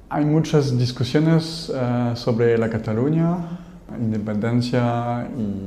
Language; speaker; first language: Spanish; non-native, learner; French